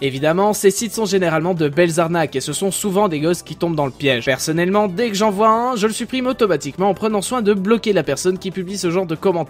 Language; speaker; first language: French; native; French